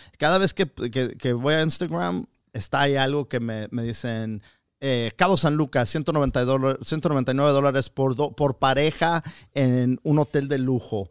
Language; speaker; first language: Spanish; early bilingual, heritage; Spanish